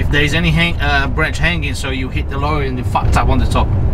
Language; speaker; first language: English; non-native, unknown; Portuguese